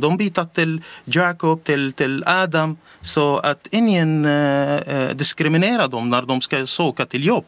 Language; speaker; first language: Swedish; non-native, learner; Arabic